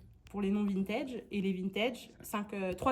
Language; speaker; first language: French; native; French